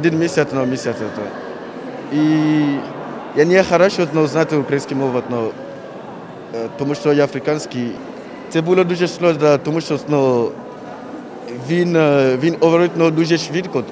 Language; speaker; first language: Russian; non-native, learner; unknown